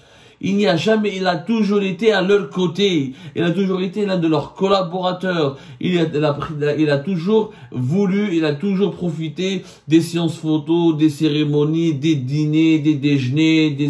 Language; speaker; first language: French; non-native, local second language; Arabic